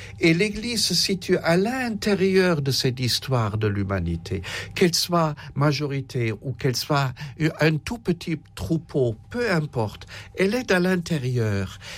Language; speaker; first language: French; non-native, fluent; German